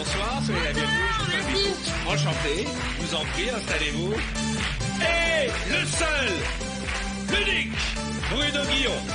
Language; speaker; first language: French; native; French